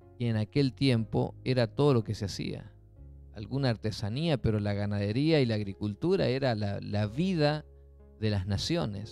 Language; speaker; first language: Spanish; native; Spanish